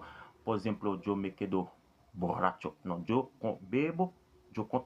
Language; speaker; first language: Spanish; non-native, learner; Haitian Creole